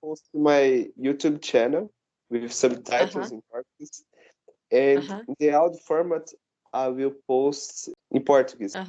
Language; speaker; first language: English; non-native, learner; Portuguese